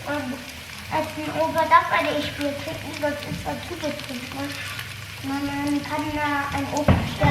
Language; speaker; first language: German; early bilingual, heritage; German